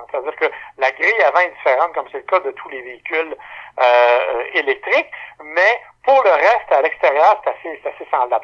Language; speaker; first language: French; native; French